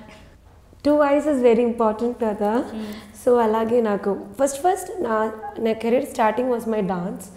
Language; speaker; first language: Telugu; non-native, learner; Malayalam